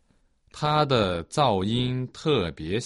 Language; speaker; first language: Chinese; non-native, learner; Portuguese